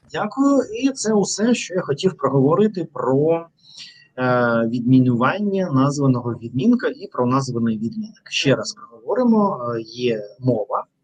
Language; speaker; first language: Ukrainian; non-native, local second language; Russian